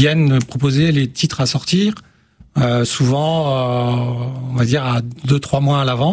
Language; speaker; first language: French; native; French